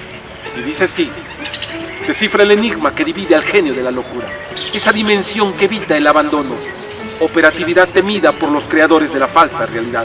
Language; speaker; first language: Spanish; native; Spanish